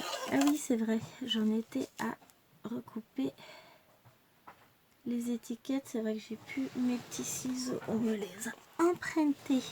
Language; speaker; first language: French; native; French